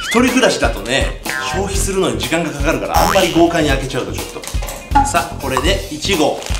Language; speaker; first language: Japanese; native; Japanese